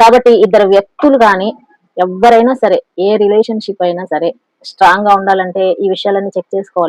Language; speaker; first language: Telugu; native; Telugu